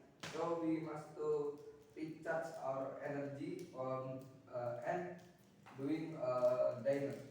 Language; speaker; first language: English; non-native, learner; Indonesian